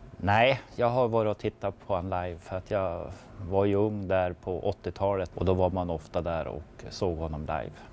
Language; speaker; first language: Swedish; native; Swedish